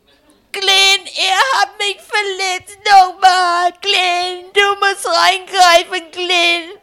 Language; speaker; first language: German; non-native, learner; English